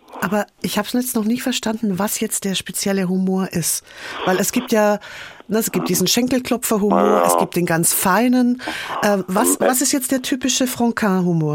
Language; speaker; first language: German; native; German